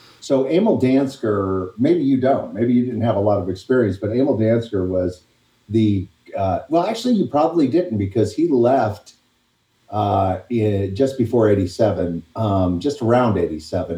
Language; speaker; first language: English; native; English